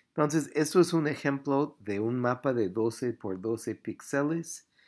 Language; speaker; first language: Spanish; non-native, fluent; English